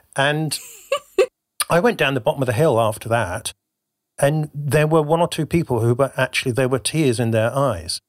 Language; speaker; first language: English; native; English